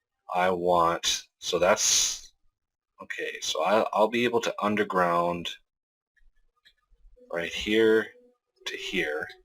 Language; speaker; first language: English; native; English